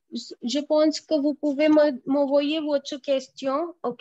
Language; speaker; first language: French; non-native, fluent; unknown